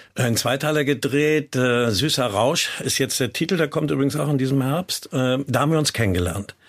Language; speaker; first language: German; native; German